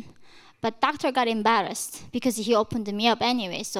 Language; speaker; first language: English; non-native, fluent; Korean